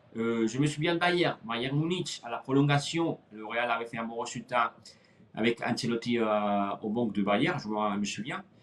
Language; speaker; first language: French; non-native, fluent; Spanish